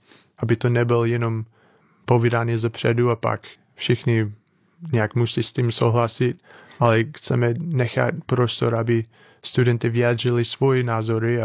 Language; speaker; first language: Czech; non-native, fluent; English